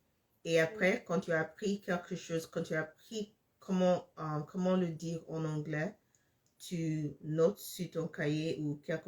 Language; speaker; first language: French; non-native, fluent; English